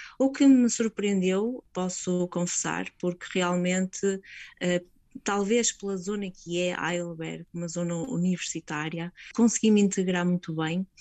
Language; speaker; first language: Portuguese; native; Portuguese